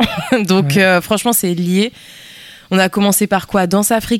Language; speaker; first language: French; early bilingual, other home language; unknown